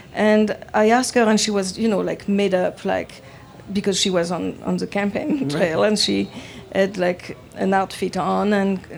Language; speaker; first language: English; non-native, fluent; French